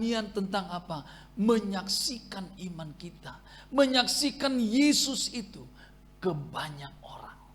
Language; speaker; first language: Indonesian; native; Indonesian